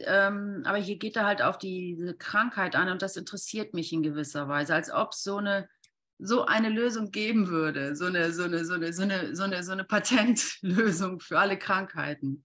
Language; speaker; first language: German; native; German